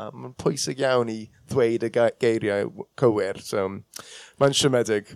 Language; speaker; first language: Welsh; non-native, local second language; English